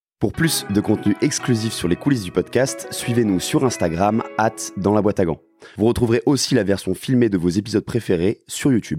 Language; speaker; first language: French; native; French